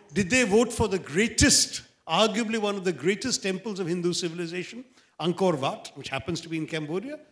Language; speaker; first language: English; non-native, local second language; Malayalam